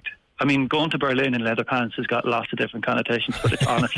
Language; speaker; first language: English; native; English